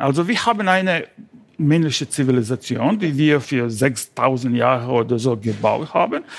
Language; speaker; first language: German; non-native, fluent; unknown